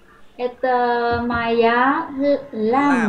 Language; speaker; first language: Russian; non-native, learner; Vietnamese